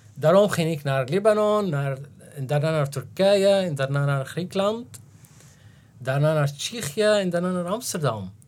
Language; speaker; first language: Dutch; non-native, learner; Arabic